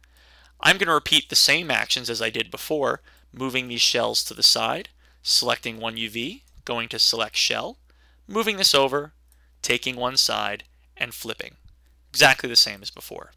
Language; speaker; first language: English; native; English